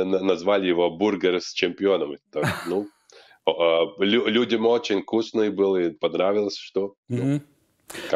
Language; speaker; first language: Russian; non-native, local second language; Latvian